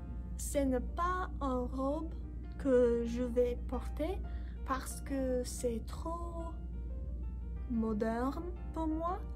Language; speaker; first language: French; non-native, learner; English